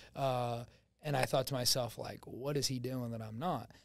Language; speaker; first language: English; native; English